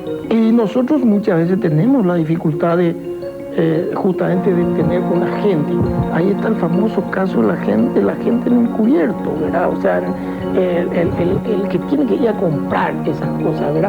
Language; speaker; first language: Spanish; native; Spanish